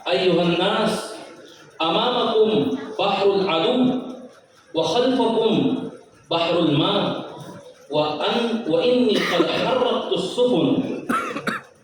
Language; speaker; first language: Arabic; non-native, fluent; Urdu